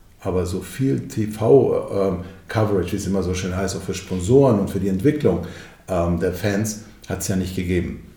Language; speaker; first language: German; early bilingual, other home language; Croatian